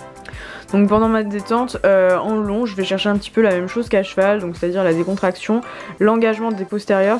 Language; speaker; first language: French; native; French